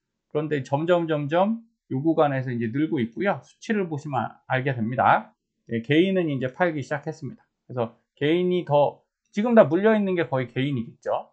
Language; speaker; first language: Korean; native; Korean